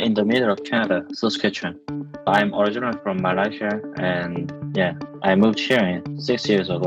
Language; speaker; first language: English; non-native, learner; Korean